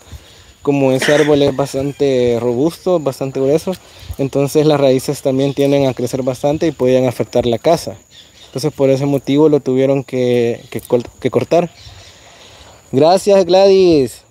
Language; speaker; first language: Spanish; native; Spanish